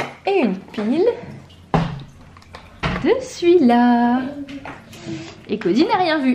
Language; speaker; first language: French; native; French